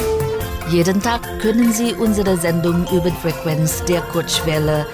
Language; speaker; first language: German; non-native, fluent; Indonesian